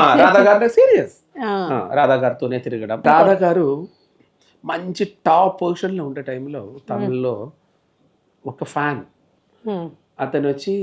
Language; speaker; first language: Telugu; non-native, local second language; Tamil